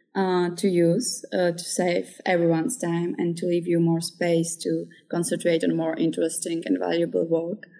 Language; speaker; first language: English; early bilingual, other home language; Czech